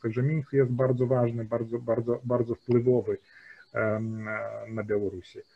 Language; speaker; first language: Polish; early bilingual, heritage; Polish